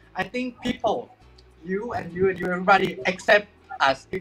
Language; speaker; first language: English; non-native, fluent; Thai